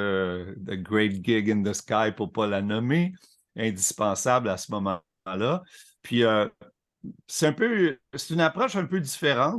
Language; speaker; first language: French; native; French